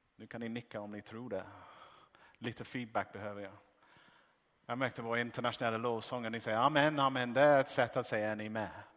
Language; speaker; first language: Swedish; non-native, fluent; English